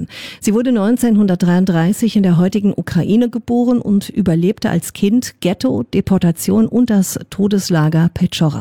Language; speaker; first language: German; native; German